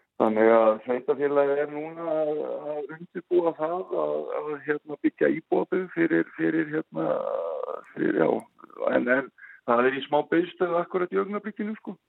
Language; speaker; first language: Icelandic; native; Icelandic